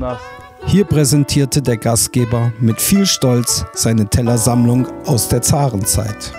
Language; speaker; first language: German; native; German